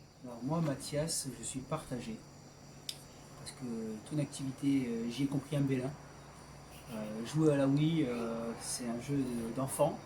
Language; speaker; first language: French; native; French